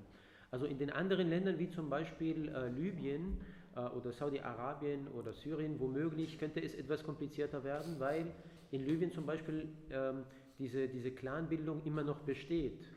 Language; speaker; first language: German; non-native, fluent; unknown